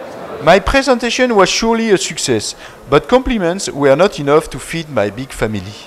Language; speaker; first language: English; non-native, fluent; French